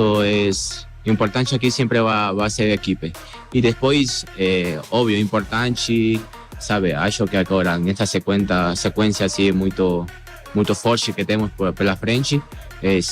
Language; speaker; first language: Portuguese; non-native, learner; Spanish